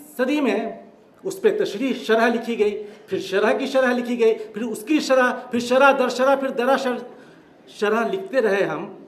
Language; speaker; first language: Urdu; native; Urdu